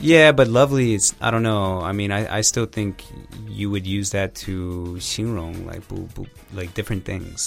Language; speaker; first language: English; native; English